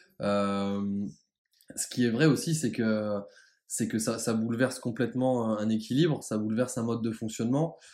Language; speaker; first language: French; native; French